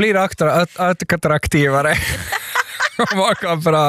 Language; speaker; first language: Swedish; native; Swedish